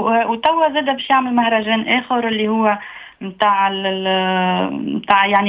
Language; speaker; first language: Arabic; native; Arabic